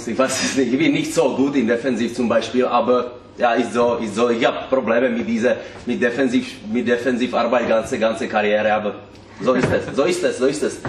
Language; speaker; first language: German; non-native, learner; Czech